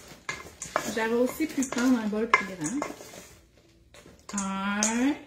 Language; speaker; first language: French; native; French